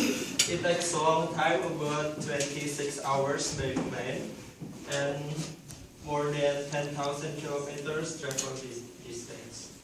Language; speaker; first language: English; non-native, learner; Indonesian